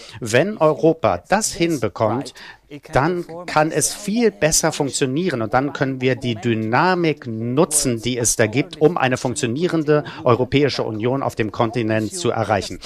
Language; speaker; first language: German; non-native, fluent; Italian